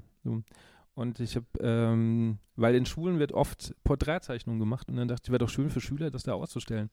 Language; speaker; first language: German; native; German